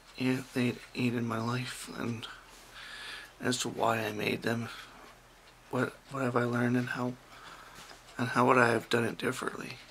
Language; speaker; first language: English; native; English